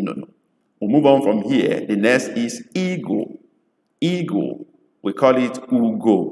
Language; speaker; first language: English; non-native, local second language; Igbo